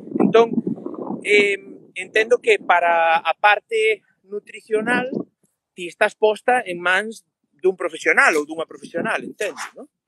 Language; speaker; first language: Galician; native; Galician